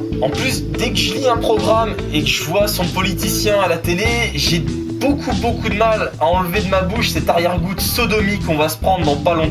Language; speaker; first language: French; native; French